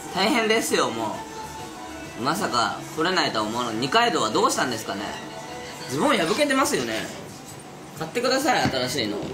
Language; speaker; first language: Japanese; native; Japanese